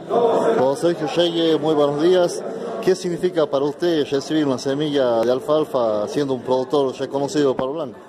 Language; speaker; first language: Spanish; native; Spanish